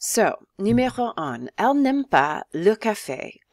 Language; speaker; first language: French; non-native, fluent; English